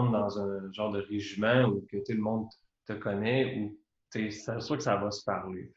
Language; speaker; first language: French; native; French